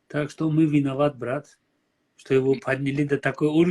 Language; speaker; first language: Russian; non-native, fluent; Tajik